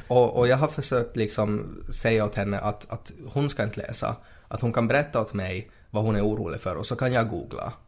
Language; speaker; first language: Swedish; native; Swedish